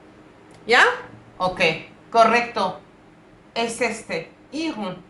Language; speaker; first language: Spanish; non-native, fluent; French